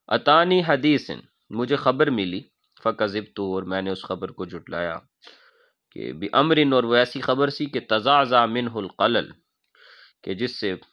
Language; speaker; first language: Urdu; non-native, local second language; Punjabi